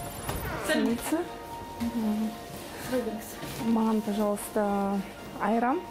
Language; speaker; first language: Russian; non-native, local second language; Kazakh